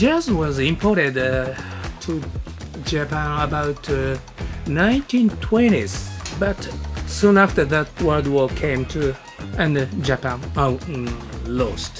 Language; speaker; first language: English; non-native, fluent; Japanese